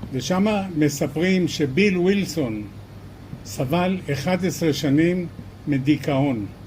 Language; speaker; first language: Hebrew; early bilingual, other home language; Polish